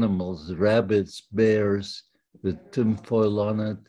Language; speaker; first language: English; non-native, fluent; Yiddish